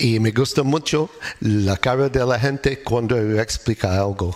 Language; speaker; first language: Spanish; non-native, learner; English